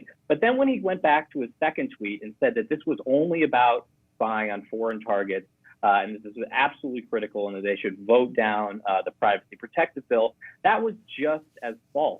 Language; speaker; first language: English; native; English